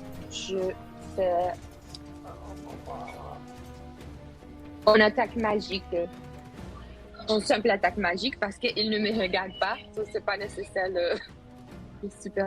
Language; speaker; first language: French; non-native, learner; Spanish